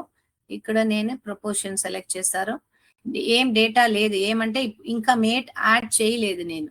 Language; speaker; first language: Telugu; non-native, learner; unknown